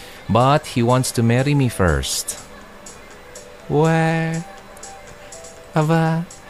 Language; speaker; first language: English; non-native, local second language; Filipino